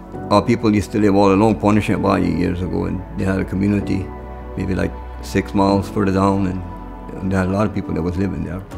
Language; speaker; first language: English; early bilingual, other home language; French